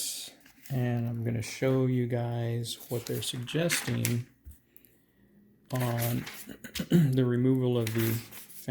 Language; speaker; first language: English; native; English